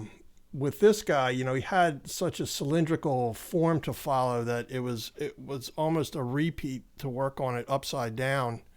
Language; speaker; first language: English; native; English